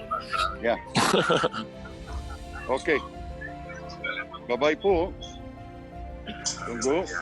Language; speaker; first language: Indonesian; non-native, learner; Hebrew